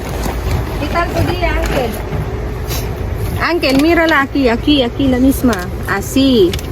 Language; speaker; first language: Spanish; non-native, learner; Filipino